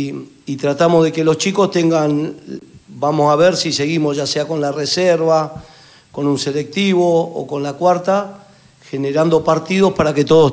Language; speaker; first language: Spanish; native; Spanish